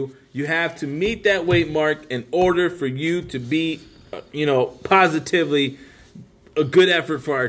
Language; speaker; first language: English; native; English